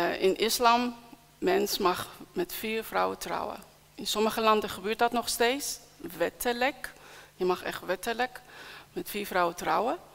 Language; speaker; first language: Dutch; non-native, fluent; Persian